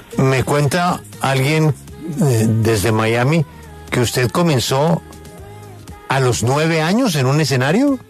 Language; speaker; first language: Spanish; native; Spanish